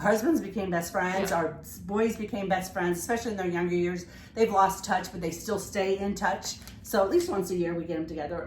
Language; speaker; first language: English; native; English